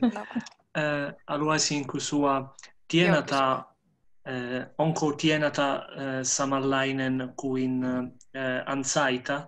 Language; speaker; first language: Finnish; non-native, learner; Italian